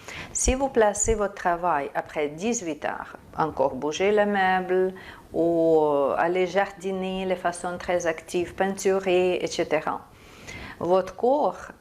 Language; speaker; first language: French; non-native, fluent; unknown